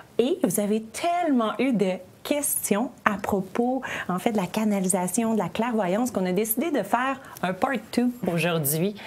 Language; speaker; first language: French; native; French